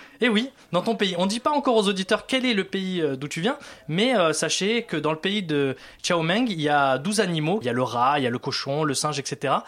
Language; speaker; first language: French; native; French